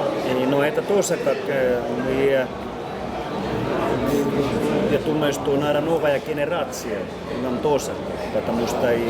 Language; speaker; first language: Russian; non-native, learner; Finnish